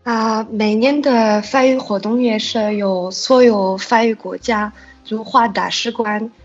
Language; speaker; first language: Chinese; non-native, learner; French